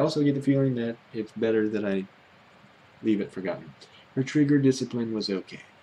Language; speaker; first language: English; native; English